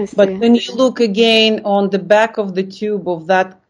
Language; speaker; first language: English; non-native, fluent; Lithuanian